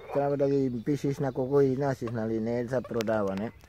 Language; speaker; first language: Bulgarian; non-native, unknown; Spanish